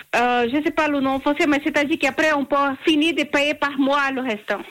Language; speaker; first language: French; non-native, learner; Portuguese